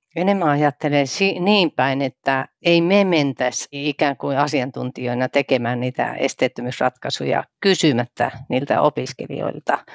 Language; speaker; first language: Finnish; native; Finnish